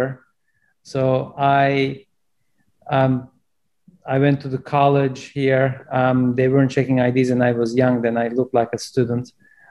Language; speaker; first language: English; non-native, fluent; Turkish